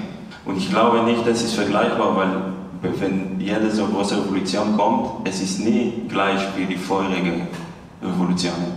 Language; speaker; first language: German; non-native, fluent; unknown